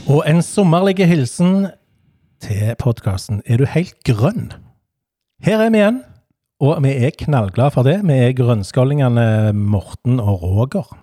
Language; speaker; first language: Norwegian; native; Norwegian